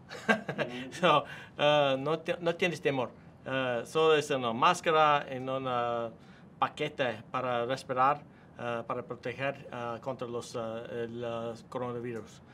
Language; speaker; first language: Spanish; non-native, learner; English